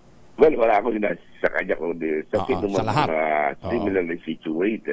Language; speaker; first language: Filipino; native; Filipino